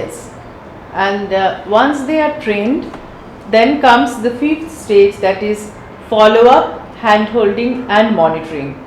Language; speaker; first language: English; non-native, local second language; Bangla